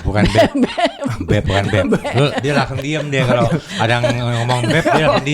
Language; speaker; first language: Indonesian; native; Indonesian